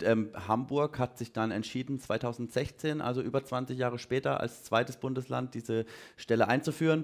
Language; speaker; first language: German; native; German